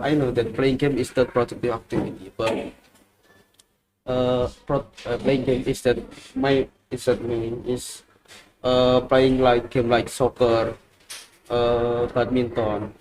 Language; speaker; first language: English; non-native, learner; Indonesian